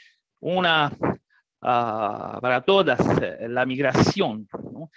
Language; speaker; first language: Spanish; non-native, fluent; Italian